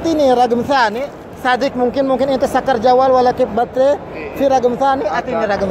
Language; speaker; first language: Arabic; non-native, learner; Urdu